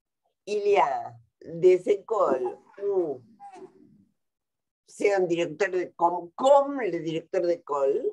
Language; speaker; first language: French; non-native, fluent; Spanish